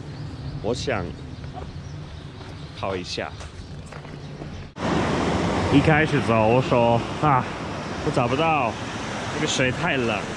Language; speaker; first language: Chinese; non-native, fluent; English